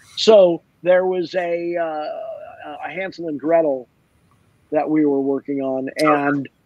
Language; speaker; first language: English; native; English